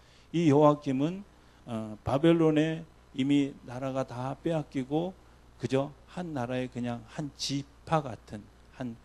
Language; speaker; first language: Korean; native; Korean